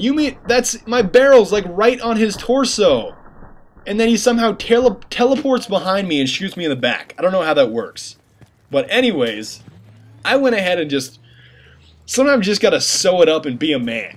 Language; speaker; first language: English; native; English